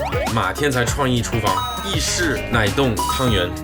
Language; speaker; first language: Chinese; non-native, fluent; English